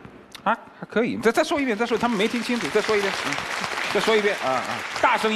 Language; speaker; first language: Chinese; native; Chinese